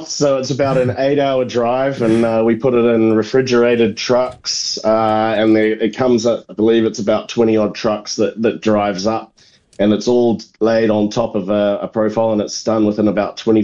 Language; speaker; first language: English; native; English